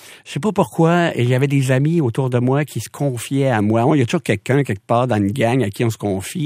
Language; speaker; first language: French; native; French